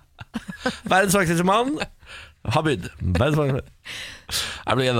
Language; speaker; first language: Norwegian; native; Norwegian